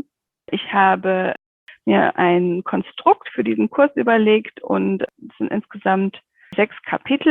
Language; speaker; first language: German; native; German